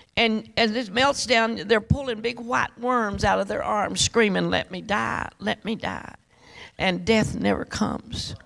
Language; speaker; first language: English; native; English